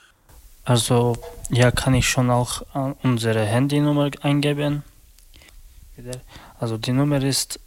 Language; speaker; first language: German; non-native, learner; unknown